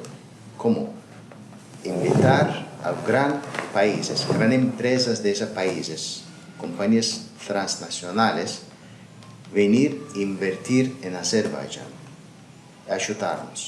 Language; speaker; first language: Spanish; non-native, learner; Azerbaijani